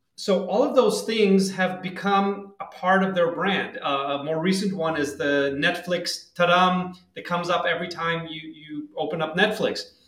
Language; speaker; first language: English; non-native, fluent; Hebrew